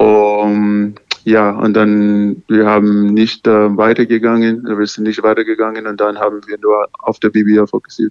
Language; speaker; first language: German; non-native, learner; English